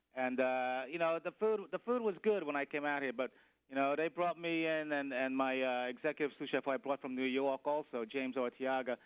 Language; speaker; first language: English; native; English